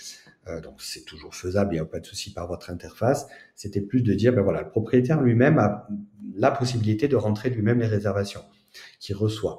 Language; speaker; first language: French; native; French